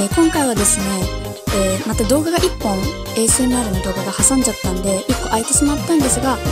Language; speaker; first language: Japanese; native; Japanese